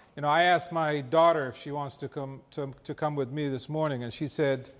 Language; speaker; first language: English; non-native, fluent; Arabic